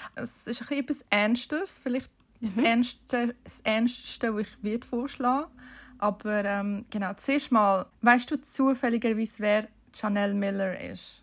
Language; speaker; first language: German; native; German